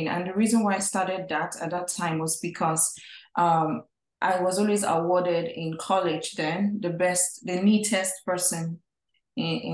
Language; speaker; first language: English; non-native, local second language; Igbo